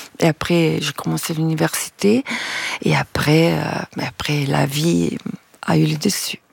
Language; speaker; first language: French; non-native, fluent; Italian